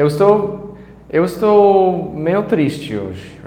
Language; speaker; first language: Portuguese; non-native, fluent; English